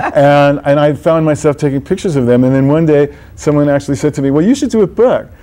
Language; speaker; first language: English; native; English